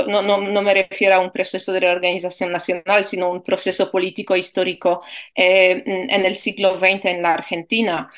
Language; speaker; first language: Spanish; non-native, fluent; Polish